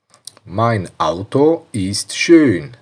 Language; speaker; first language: German; non-native, fluent; Tajik